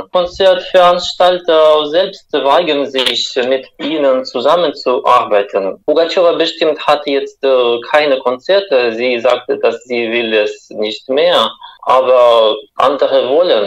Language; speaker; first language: German; non-native, fluent; Russian